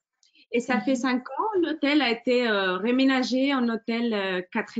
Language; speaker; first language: French; non-native, fluent; Spanish